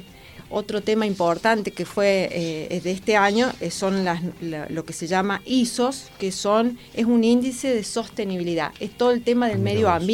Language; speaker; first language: Spanish; native; Spanish